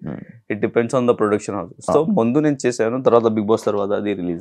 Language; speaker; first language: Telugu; non-native, learner; Hindi